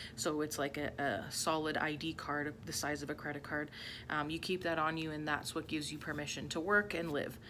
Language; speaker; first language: English; native; English